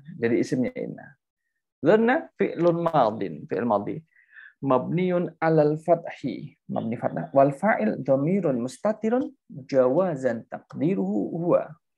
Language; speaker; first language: Arabic; non-native, fluent; Indonesian